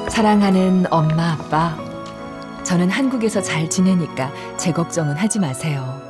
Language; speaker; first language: Korean; native; Korean